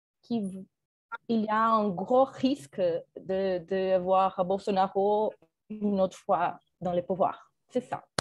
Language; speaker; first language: French; non-native, fluent; Portuguese